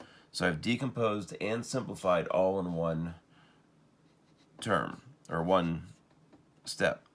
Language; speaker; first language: English; native; English